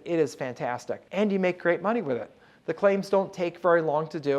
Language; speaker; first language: English; native; English